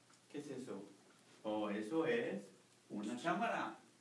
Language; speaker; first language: Spanish; native; Spanish